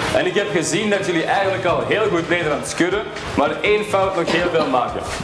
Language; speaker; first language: Dutch; native; Dutch